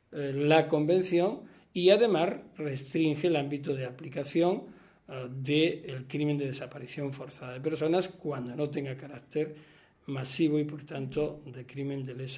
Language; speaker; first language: Spanish; native; Spanish